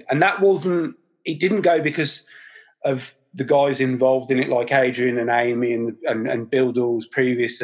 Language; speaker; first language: English; native; English